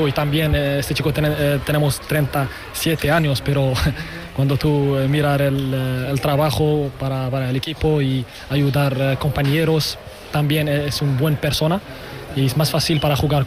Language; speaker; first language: Spanish; non-native, learner; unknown